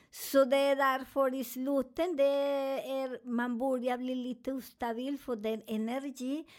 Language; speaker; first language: Swedish; non-native, learner; Spanish